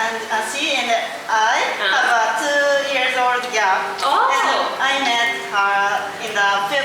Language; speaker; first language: English; non-native, learner; Japanese